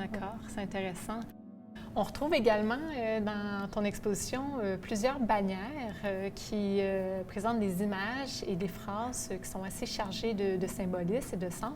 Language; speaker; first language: French; native; French